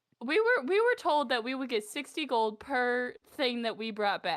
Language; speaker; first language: English; native; English